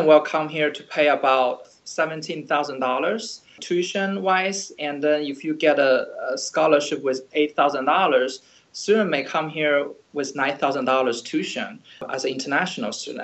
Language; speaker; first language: English; non-native, fluent; Chinese